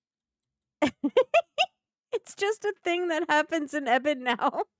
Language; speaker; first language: English; native; English